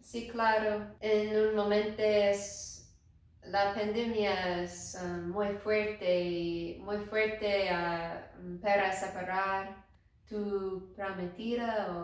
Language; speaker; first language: Spanish; non-native, learner; English